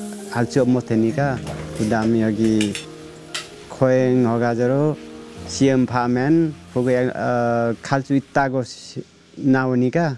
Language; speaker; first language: Korean; non-native, learner; Nepali